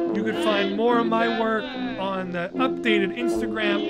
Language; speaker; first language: English; native; English